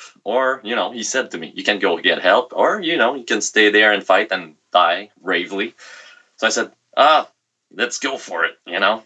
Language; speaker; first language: English; non-native, fluent; French